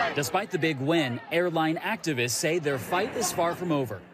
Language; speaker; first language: English; native; English